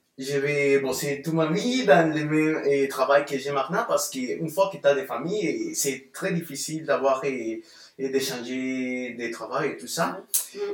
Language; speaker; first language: French; non-native, fluent; Spanish